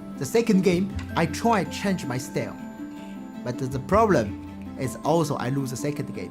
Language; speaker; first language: English; non-native, learner; Chinese